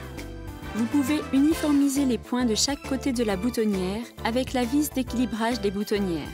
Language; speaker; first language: French; native; French